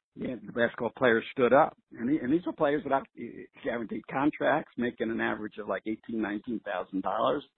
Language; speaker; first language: English; native; English